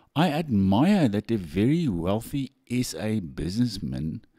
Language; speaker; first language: English; non-native, local second language; Afrikaans